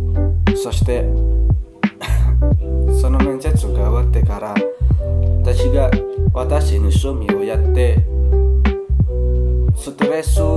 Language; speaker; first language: Japanese; non-native, learner; Indonesian